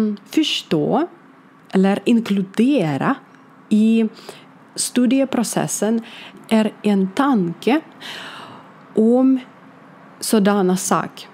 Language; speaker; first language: Swedish; non-native, learner; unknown